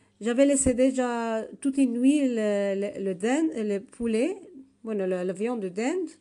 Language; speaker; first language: French; non-native, learner; Arabic